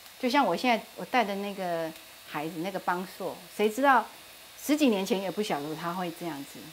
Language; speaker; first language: Chinese; native; Chinese